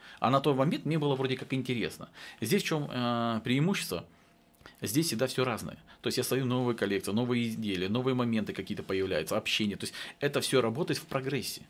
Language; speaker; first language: Russian; native; Russian